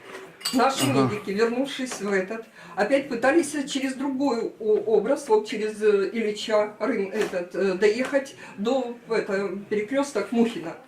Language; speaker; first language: Russian; native; Russian